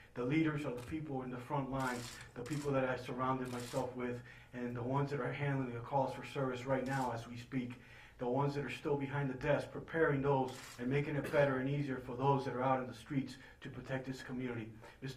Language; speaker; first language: English; early bilingual, other home language; Spanish